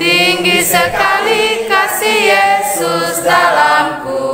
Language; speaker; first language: Indonesian; non-native, local second language; Nias